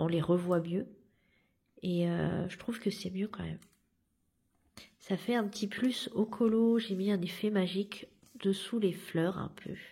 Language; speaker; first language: French; native; French